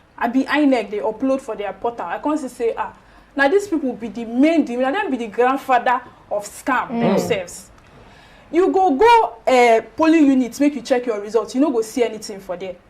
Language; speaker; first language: Nigerian Pidgin; native; Nigerian Pidgin